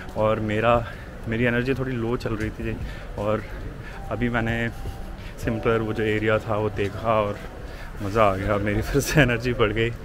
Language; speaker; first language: Hindi; native; Hindi